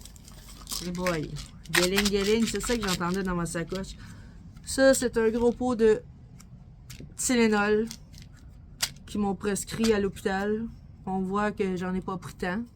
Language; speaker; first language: French; native; French